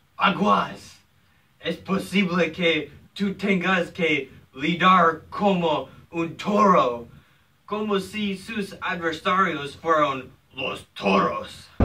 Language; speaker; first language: Spanish; non-native, learner; English